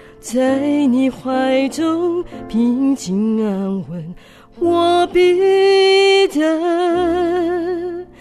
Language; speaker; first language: Chinese; native; Chinese